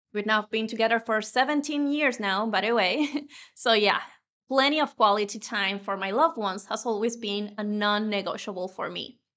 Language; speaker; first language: English; non-native, fluent; Spanish